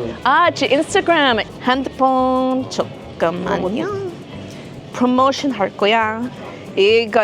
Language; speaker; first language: Korean; non-native, learner; English